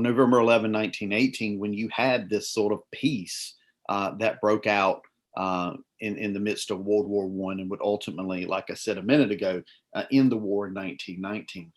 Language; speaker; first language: English; native; English